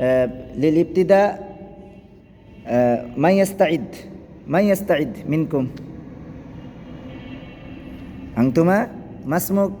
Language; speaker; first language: Arabic; non-native, fluent; Bangla